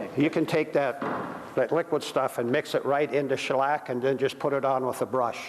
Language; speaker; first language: English; native; English